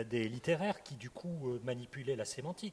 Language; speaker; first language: French; native; French